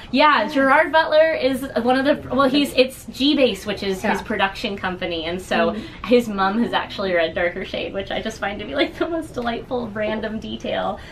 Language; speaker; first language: English; native; English